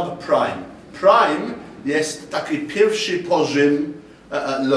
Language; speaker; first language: Polish; non-native, learner; English